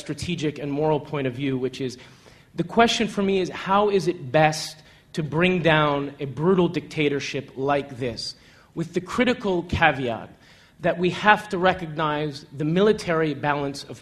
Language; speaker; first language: English; native; English